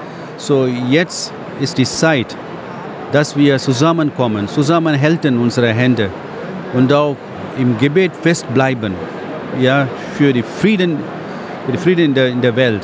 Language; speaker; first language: German; non-native, fluent; Tamil